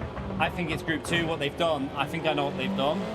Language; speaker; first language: English; native; English